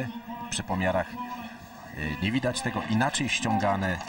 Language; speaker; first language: Polish; native; Polish